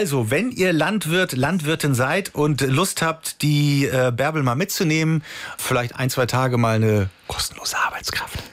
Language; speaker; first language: German; native; German